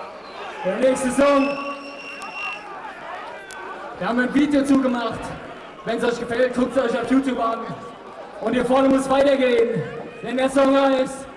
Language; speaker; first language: German; native; German